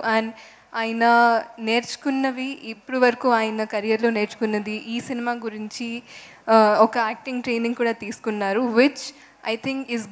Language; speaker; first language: Telugu; non-native, fluent; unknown